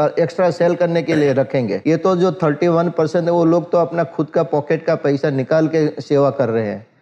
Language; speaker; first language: Hindi; non-native, local second language; Gujarati